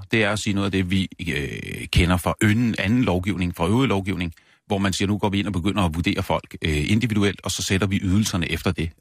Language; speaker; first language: Danish; native; Danish